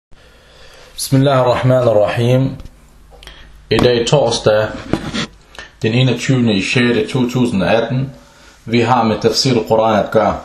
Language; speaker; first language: Danish; non-native, fluent; Arabic